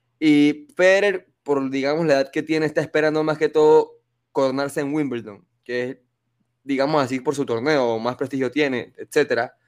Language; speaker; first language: Spanish; native; Spanish